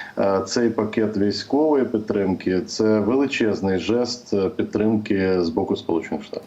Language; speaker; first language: Ukrainian; native; Ukrainian